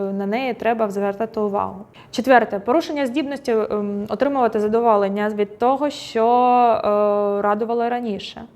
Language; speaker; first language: Ukrainian; non-native, local second language; Russian